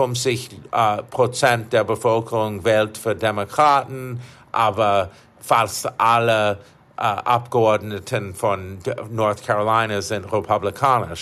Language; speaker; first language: German; non-native, fluent; English